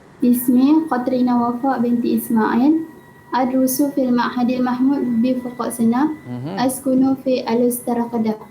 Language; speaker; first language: Arabic; non-native, learner; Malay